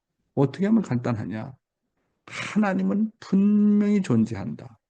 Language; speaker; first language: Korean; native; Korean